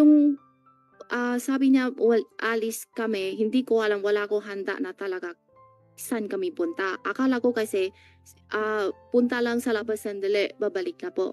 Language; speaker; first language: Filipino; non-native, learner; Chinese